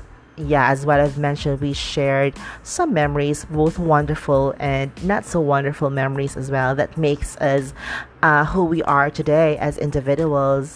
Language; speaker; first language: English; non-native, local second language; Cebuano